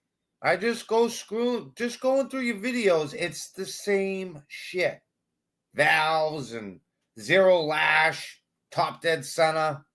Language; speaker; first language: English; native; English